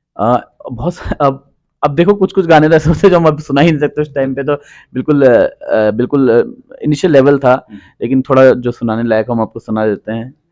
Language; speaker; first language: Hindi; native; Hindi